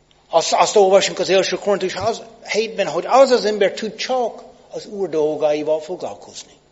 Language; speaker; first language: Hungarian; non-native, fluent; English